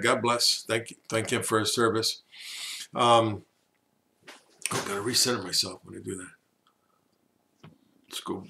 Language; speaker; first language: English; native; English